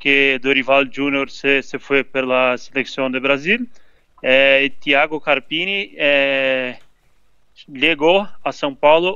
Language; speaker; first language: Spanish; non-native, learner; Portuguese